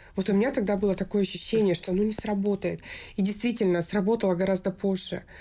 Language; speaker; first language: Russian; native; Russian